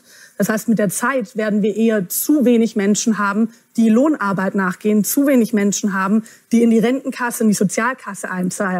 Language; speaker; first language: German; native; German